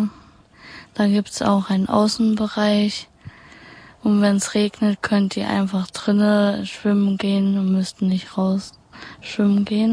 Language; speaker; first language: German; native; German